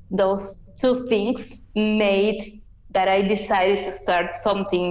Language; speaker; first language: English; non-native, fluent; Yucateco